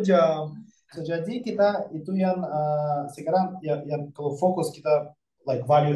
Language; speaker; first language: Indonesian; non-native, fluent; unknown